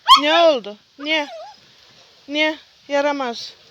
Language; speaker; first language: Turkish; non-native, learner; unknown